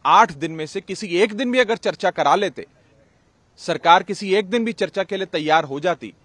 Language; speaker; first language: Hindi; native; Hindi